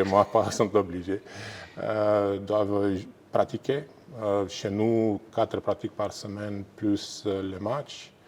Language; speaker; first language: French; non-native, fluent; Romanian